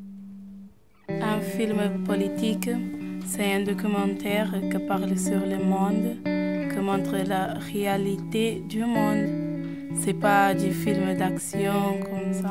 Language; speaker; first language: French; non-native, learner; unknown